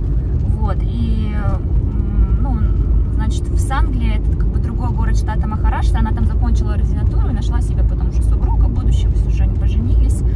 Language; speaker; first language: Russian; native; Russian